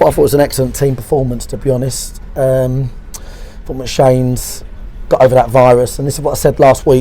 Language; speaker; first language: English; native; English